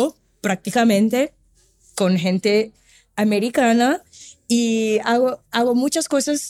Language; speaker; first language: Spanish; non-native, fluent; Portuguese